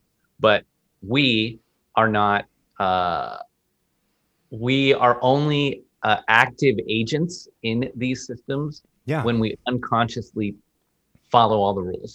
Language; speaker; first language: English; early bilingual, other home language; Spanish